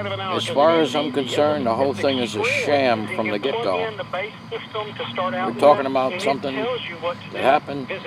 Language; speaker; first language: English; native; English